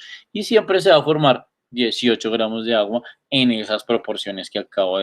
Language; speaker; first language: Spanish; native; Spanish